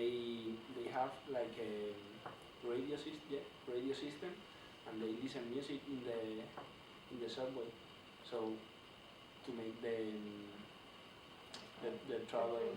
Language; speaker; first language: English; non-native, fluent; Spanish